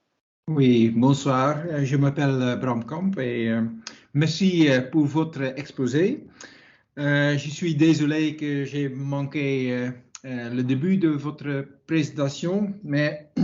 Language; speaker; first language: French; non-native, fluent; Dutch